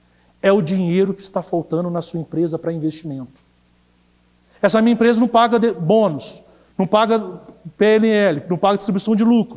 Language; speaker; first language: Portuguese; native; Portuguese